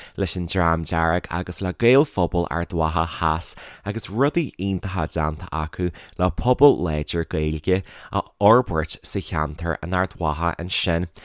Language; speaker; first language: Irish; non-native, fluent; English